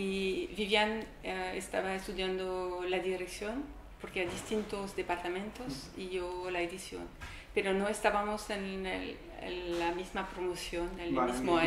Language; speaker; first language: Spanish; non-native, learner; French